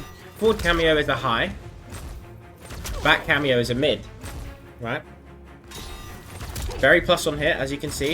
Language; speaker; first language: English; native; English